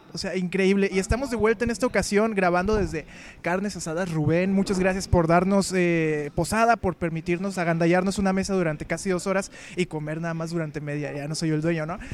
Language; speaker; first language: Spanish; native; Spanish